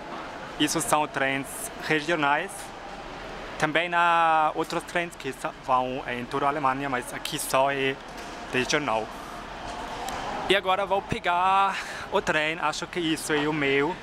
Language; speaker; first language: Portuguese; non-native, fluent; German